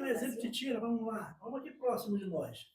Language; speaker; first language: Portuguese; native; Portuguese